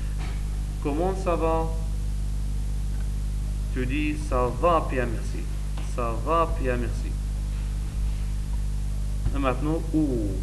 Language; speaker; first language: French; non-native, learner; Arabic